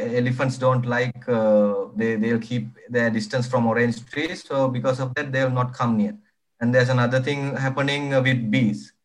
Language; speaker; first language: English; non-native, local second language; Sinhala